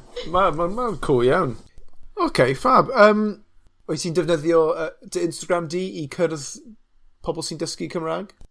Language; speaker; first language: Welsh; non-native, local second language; English